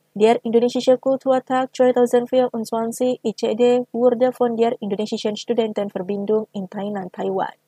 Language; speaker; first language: German; non-native, fluent; Indonesian